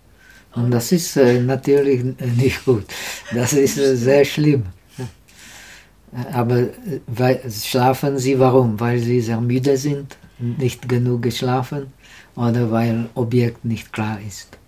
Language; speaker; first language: German; non-native, learner; Czech